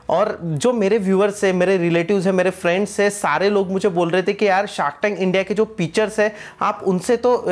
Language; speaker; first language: Hindi; non-native, local second language; Marathi